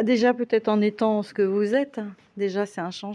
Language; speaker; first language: French; native; French